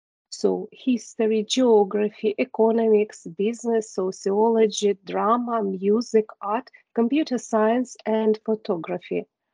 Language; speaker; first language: English; non-native, fluent; Ukrainian